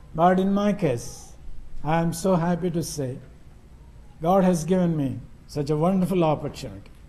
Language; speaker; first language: English; non-native, local second language; Telugu